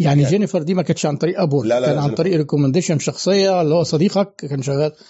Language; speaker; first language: Arabic; native; Arabic